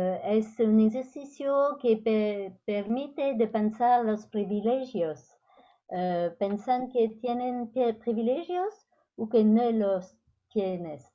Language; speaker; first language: Spanish; non-native, fluent; French